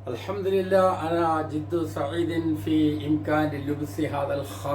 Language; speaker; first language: Arabic; non-native, fluent; Malayalam